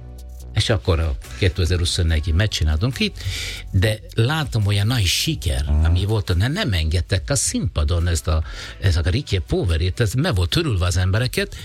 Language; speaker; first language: Hungarian; non-native, learner; Italian